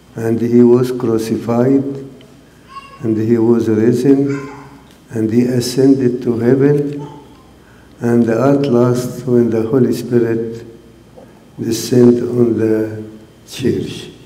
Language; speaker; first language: English; non-native, fluent; Arabic